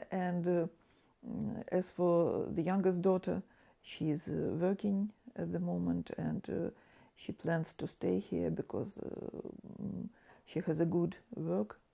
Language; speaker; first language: English; non-native, fluent; Ukrainian